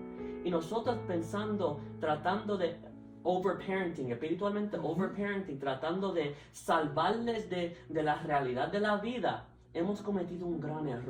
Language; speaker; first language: Spanish; early bilingual, heritage; Spanish